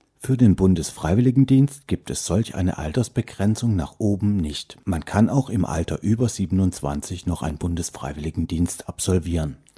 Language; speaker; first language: German; native; German